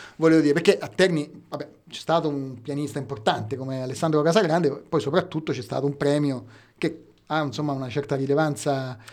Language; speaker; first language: Italian; native; Italian